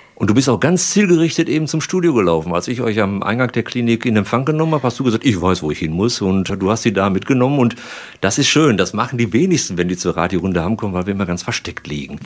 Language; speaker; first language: German; native; German